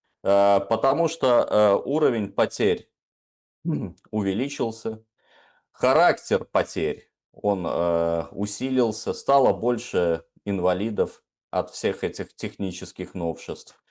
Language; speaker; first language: Russian; native; Russian